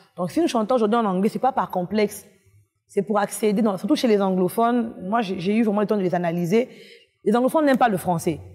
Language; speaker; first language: French; non-native, local second language; Lingala